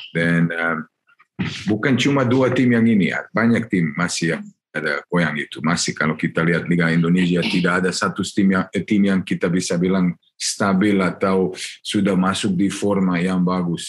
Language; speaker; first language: Indonesian; non-native, learner; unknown